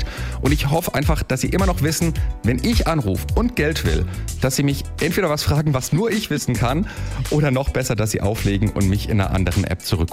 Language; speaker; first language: German; native; German